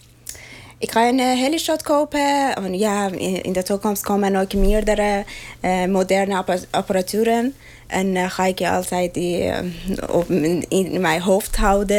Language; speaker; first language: Dutch; non-native, learner; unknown